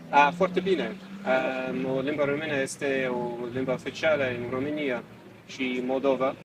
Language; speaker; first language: Romanian; non-native, learner; English